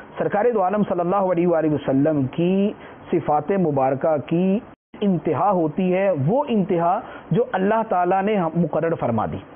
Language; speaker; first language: Urdu; native; Urdu